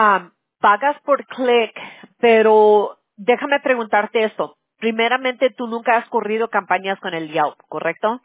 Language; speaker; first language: Spanish; early bilingual, heritage; Spanish